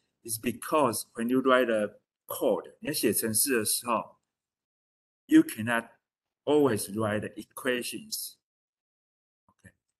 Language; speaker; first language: English; non-native, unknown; Chinese